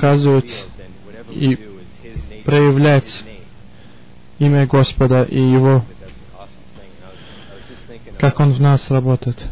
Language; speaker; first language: Russian; early bilingual, heritage; Russian